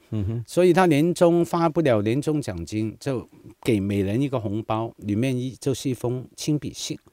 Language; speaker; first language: Chinese; non-native, local second language; Cantonese